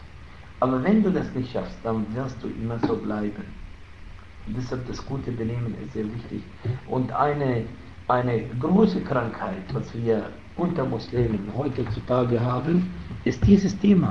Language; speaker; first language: German; non-native, fluent; Arabic